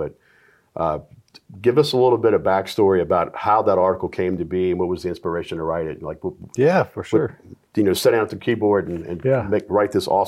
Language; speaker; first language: English; native; English